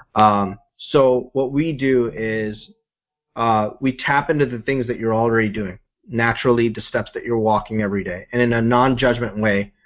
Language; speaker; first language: English; native; English